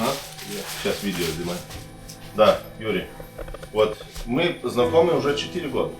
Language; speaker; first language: Russian; non-native, learner; Lithuanian